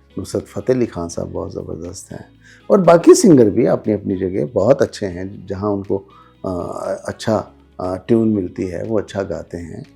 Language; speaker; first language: Urdu; non-native, local second language; Punjabi